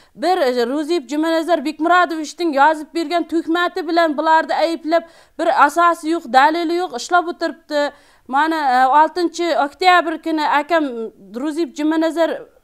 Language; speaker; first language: Uzbek; native; Uzbek